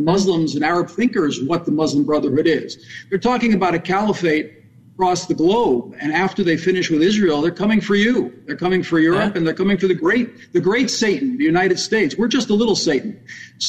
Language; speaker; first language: English; native; English